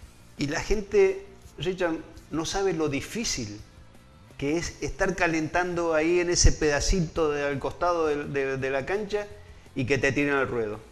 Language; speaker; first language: Spanish; native; Spanish